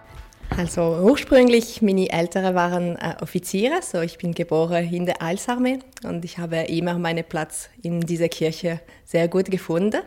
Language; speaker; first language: German; non-native, fluent; French